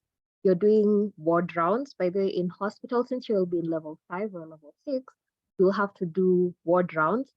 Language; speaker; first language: English; non-native, local second language; Swahili